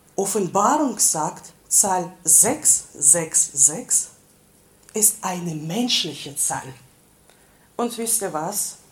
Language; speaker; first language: German; non-native, fluent; Russian